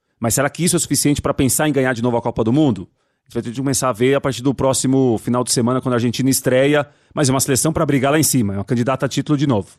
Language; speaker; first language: Portuguese; native; Portuguese